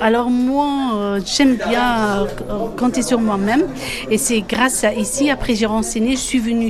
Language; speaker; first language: French; non-native, fluent; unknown